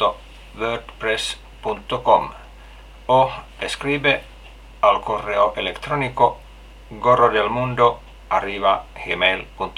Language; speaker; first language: Spanish; non-native, learner; Finnish